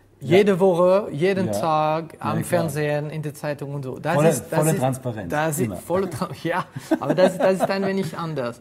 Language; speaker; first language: German; non-native, fluent; French